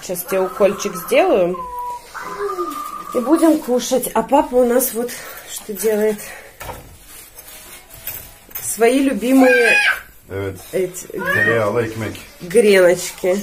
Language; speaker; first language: Russian; native; Russian